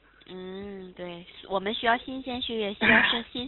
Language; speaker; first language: Chinese; native; Chinese